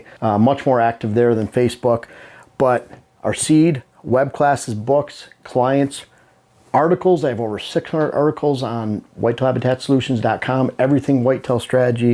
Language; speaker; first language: English; native; English